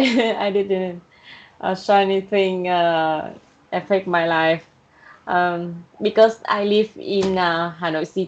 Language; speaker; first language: English; non-native, learner; Vietnamese